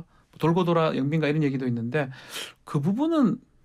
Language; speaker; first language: Korean; native; Korean